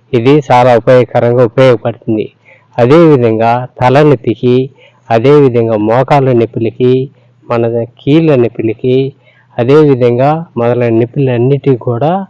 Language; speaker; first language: Telugu; non-native, local second language; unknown